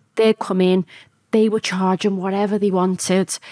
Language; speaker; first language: English; native; English